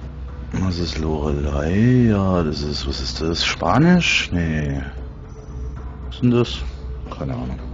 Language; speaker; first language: German; native; German